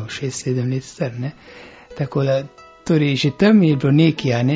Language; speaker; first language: Slovenian; early bilingual, heritage; Slovenian